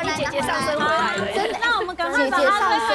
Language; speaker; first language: Chinese; native; Chinese